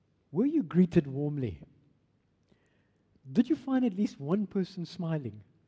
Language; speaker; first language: English; non-native, local second language; Afrikaans